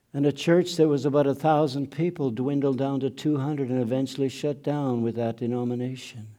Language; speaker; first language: English; non-native, fluent; German